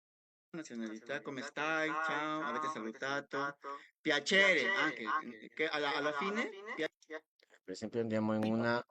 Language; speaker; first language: Italian; non-native, fluent; Spanish